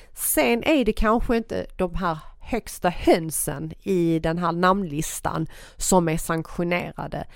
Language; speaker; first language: Swedish; early bilingual, other home language; Persian